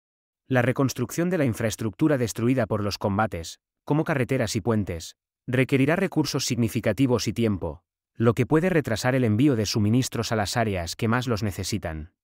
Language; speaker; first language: Spanish; native; Spanish